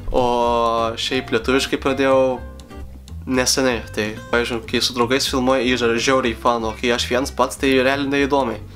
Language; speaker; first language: Lithuanian; early bilingual, heritage; Lithuanian